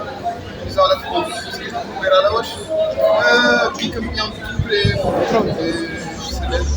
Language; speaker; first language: Portuguese; non-native, local second language; Kabuverdianu